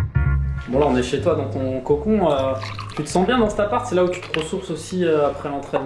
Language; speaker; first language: French; native; French